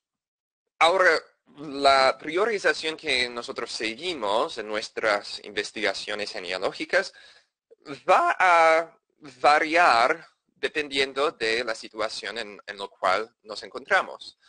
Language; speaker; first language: Spanish; non-native, fluent; English